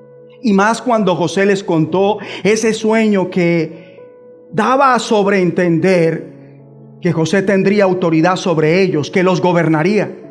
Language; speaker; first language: Spanish; native; Spanish